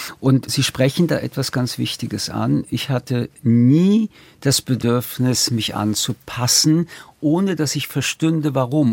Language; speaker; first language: German; early bilingual, other home language; French